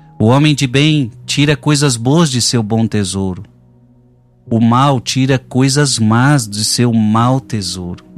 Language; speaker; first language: Portuguese; native; Portuguese